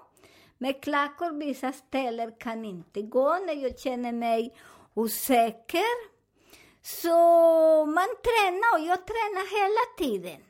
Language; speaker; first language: Swedish; non-native, learner; Spanish